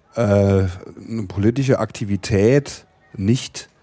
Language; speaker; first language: German; native; German